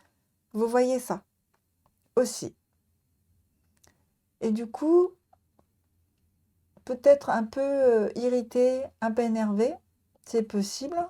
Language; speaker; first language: French; non-native, learner; Japanese